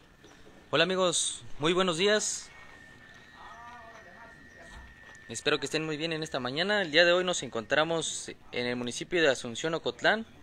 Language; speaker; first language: Spanish; native; Spanish